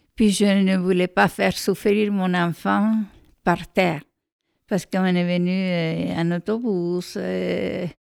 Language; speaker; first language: French; non-native, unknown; Spanish